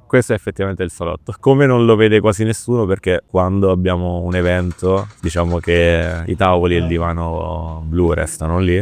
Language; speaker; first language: Italian; native; Italian